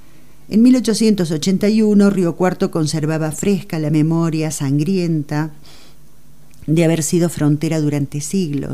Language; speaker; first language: Spanish; native; Spanish